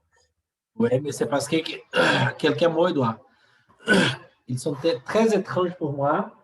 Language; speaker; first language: French; non-native, learner; Portuguese